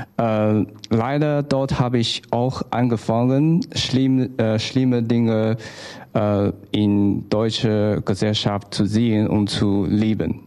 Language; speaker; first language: German; non-native, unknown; Chinese